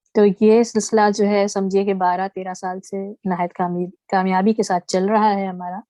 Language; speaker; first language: Urdu; native; Urdu